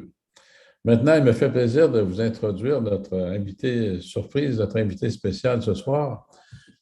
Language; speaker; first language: French; native; French